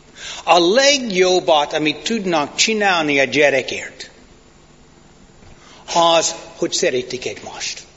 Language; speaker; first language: Hungarian; non-native, fluent; English